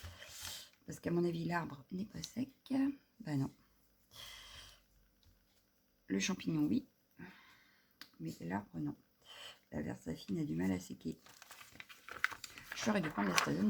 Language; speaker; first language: French; native; French